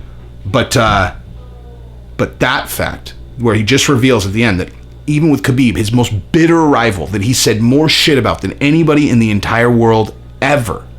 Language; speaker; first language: English; native; English